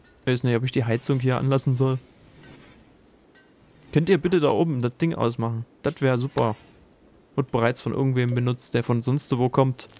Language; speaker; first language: German; native; German